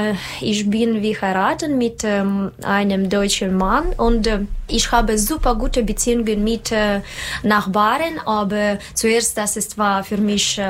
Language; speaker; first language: German; non-native, learner; Russian